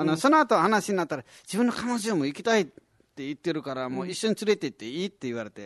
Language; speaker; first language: Japanese; non-native, fluent; Nepali